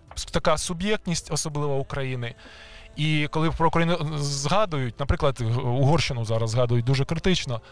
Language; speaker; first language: Ukrainian; native; Ukrainian